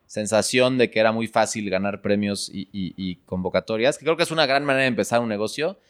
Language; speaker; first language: Spanish; native; Spanish